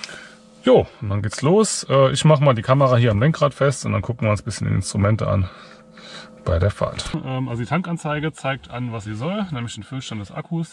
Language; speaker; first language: German; native; German